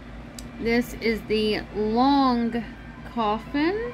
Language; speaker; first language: English; native; English